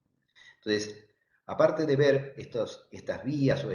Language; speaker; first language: Spanish; native; Spanish